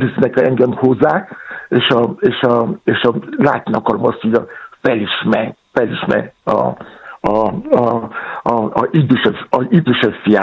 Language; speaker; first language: Hungarian; non-native, fluent; Yoruba